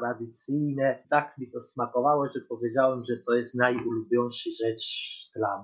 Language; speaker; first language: Polish; non-native, learner; Georgian